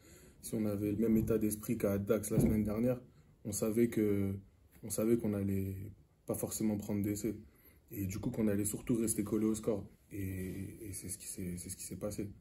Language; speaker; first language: French; native; French